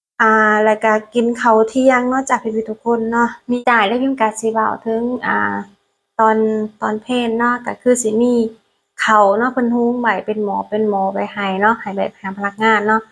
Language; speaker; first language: Thai; non-native, learner; Lao